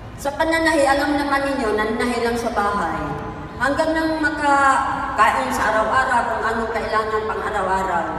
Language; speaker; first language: Filipino; non-native, local second language; Cebuano